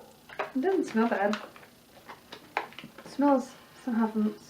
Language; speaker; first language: English; native; English